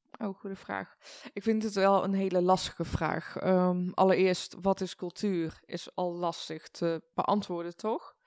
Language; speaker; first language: Dutch; early bilingual, other home language; Persian